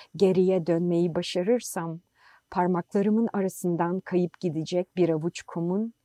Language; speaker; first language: English; non-native, fluent; Turkish